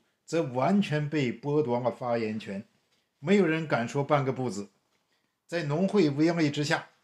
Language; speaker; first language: Chinese; native; Chinese